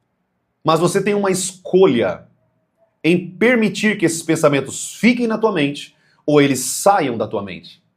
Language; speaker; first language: Portuguese; native; Portuguese